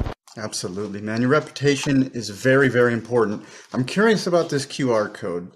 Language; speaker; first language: English; native; English